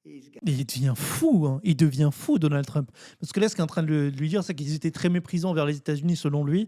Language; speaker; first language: French; native; French